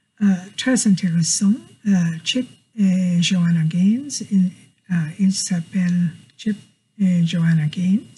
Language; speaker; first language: French; non-native, learner; English